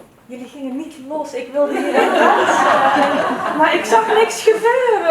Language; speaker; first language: Dutch; early bilingual, other home language; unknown